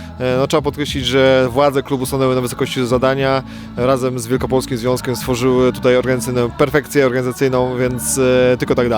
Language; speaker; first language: Polish; native; Polish